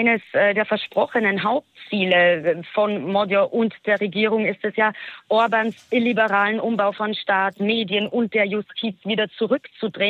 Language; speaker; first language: German; native; German